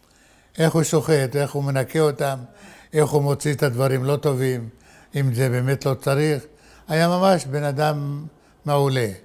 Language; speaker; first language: Hebrew; non-native, fluent; Arabic